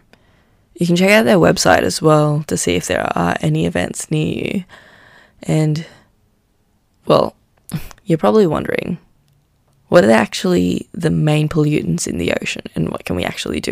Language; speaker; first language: English; non-native, local second language; Filipino